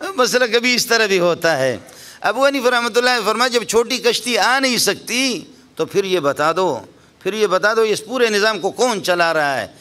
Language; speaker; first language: Urdu; non-native, local second language; Baluchi